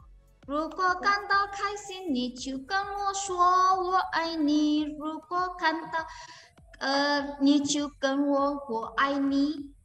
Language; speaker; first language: Chinese; non-native, fluent; Indonesian